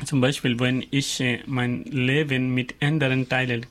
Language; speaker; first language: German; non-native, learner; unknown